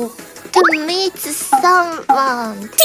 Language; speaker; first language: English; non-native, learner; Japanese